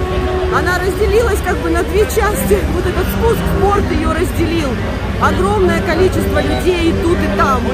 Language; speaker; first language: Russian; native; Russian